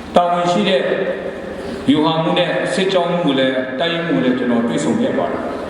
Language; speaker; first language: Burmese; non-native, local second language; Kachin